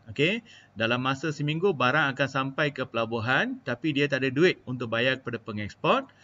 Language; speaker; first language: Malay; non-native, local second language; Malayalam